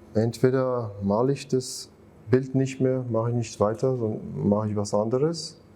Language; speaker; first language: German; non-native, fluent; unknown